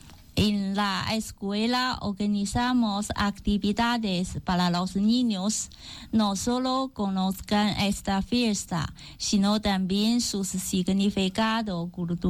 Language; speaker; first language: Spanish; non-native, learner; Chinese